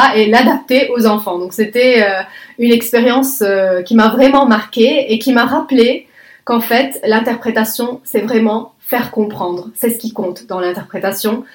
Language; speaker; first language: French; non-native, local second language; Arabic